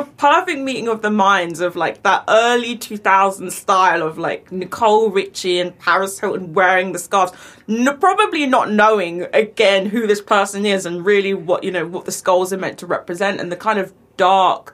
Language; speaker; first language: English; native; English